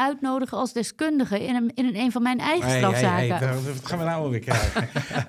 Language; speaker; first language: Dutch; native; Dutch